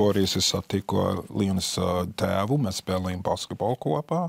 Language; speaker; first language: Latvian; non-native, fluent; English